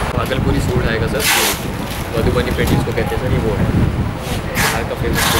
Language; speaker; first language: Hindi; native; Hindi